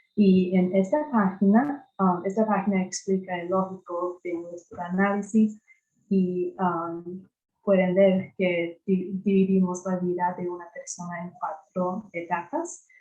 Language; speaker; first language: Spanish; non-native, fluent; English